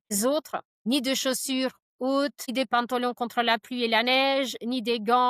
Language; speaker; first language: French; non-native, fluent; Albanian